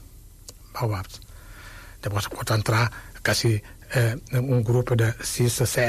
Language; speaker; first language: Catalan; non-native, fluent; Wolof